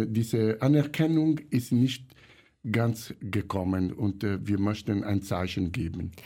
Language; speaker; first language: German; non-native, fluent; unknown